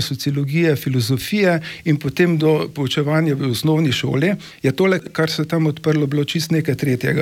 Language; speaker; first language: Slovenian; native; Slovenian